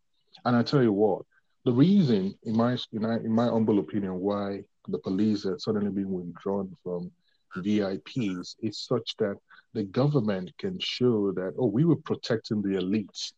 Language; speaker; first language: English; non-native, local second language; Yoruba